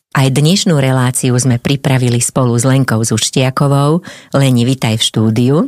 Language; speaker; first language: Slovak; native; Slovak